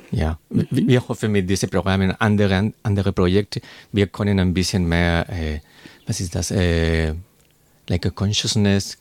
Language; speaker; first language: German; non-native, learner; Spanish